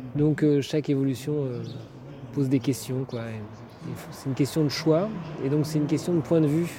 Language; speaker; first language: French; native; French